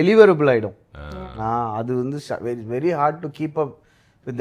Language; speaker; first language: Tamil; native; Tamil